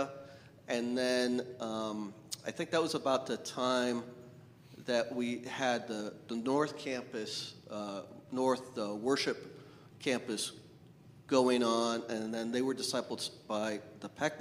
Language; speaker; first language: English; native; English